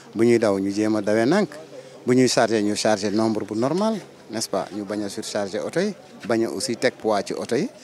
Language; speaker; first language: Wolof; non-native, local second language; Fula